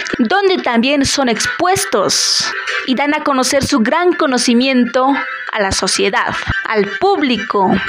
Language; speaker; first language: Spanish; native; Spanish